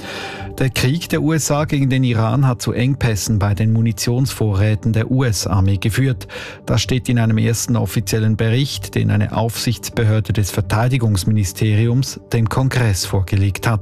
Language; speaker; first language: German; native; German